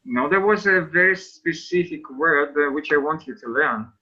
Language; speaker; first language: English; non-native, fluent; Russian